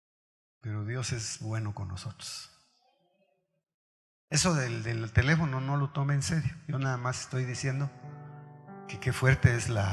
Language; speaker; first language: Spanish; native; Spanish